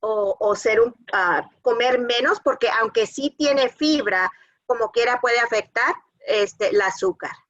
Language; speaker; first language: Spanish; early bilingual, other home language; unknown